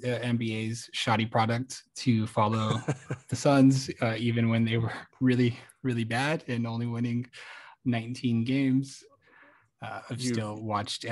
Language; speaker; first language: English; native; English